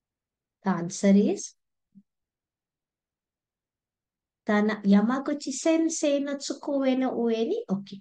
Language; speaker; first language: Japanese; non-native, fluent; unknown